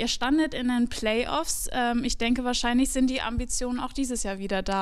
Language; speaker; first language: German; native; German